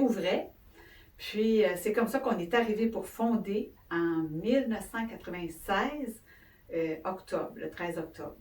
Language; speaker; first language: French; native; French